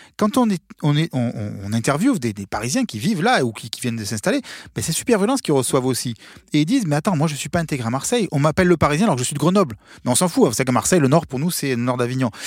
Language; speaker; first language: French; native; French